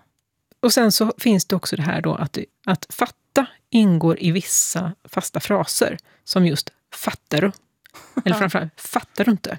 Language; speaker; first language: Swedish; native; Swedish